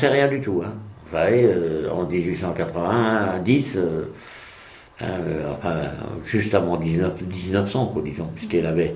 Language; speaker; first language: French; native; French